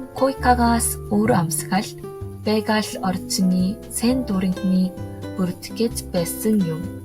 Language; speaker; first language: Mongolian; non-native, learner; Korean